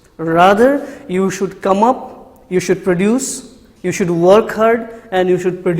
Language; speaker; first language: English; non-native, local second language; Assamese